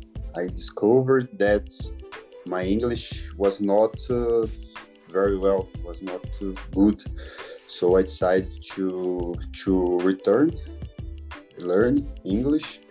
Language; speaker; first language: English; non-native, learner; Portuguese